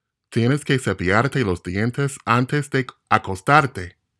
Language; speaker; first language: Spanish; non-native, fluent; English